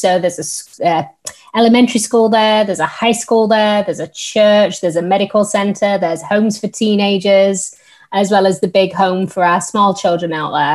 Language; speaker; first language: English; native; English